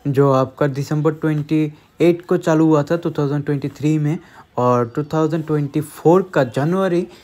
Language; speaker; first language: Hindi; non-native, local second language; Bangla